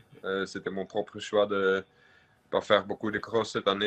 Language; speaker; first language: French; non-native, local second language; Dutch